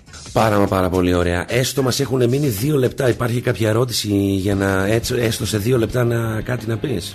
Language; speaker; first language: Greek; native; Greek